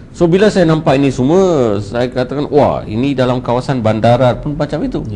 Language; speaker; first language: Malay; non-native, local second language; Tamil